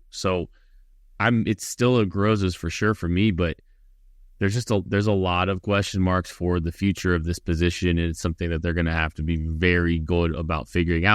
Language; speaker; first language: English; native; English